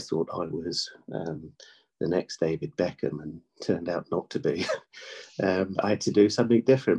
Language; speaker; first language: English; native; English